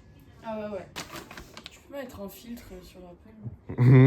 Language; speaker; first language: French; native; French